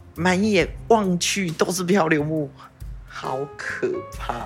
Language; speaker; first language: Chinese; non-native, local second language; Min Nan Chinese